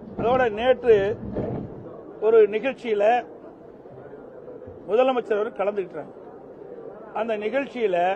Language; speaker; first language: Tamil; native; Tamil